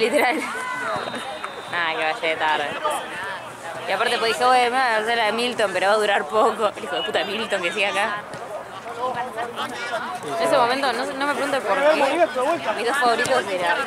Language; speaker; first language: Spanish; native; Spanish